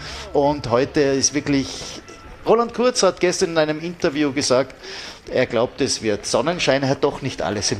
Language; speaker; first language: German; native; German